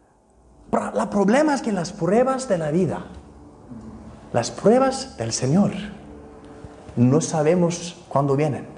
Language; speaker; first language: Spanish; non-native, fluent; Icelandic